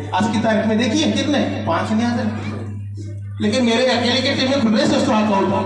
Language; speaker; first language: Hindi; non-native, local second language; Marathi